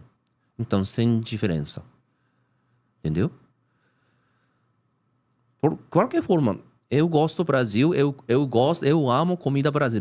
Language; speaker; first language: Portuguese; non-native, learner; Japanese